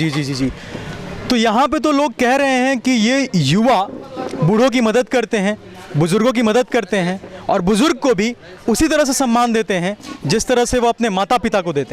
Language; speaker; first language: Hindi; native; Hindi